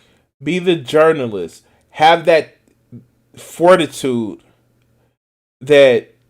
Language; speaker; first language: English; native; English